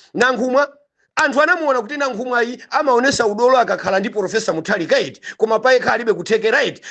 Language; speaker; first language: Nyanja; native; Nyanja